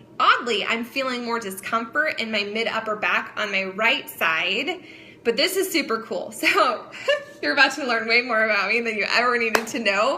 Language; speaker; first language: English; native; English